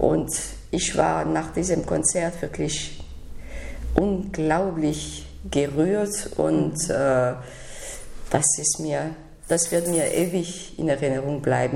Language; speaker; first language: German; non-native, fluent; French